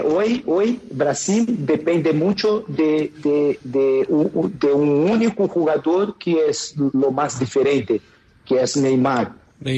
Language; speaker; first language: Spanish; non-native, fluent; Portuguese